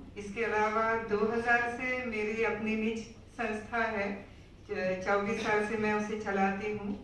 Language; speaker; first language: Hindi; non-native, fluent; Sinhala